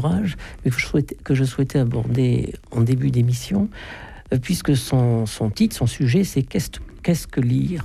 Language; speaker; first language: French; native; French